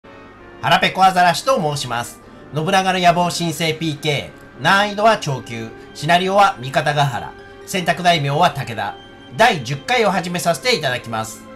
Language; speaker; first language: Japanese; native; Japanese